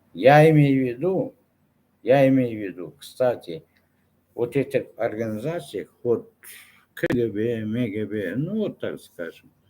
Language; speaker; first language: Russian; non-native, local second language; Turkmen